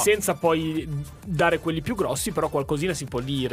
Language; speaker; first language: Italian; native; Italian